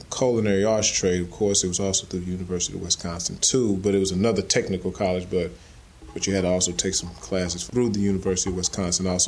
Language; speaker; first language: English; native; English